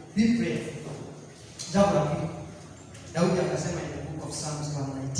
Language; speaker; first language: English; non-native, local second language; Swahili